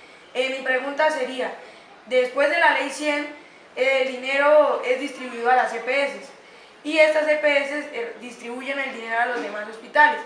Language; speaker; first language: Spanish; native; Spanish